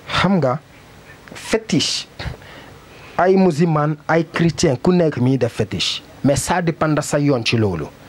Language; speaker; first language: Wolof; non-native, learner; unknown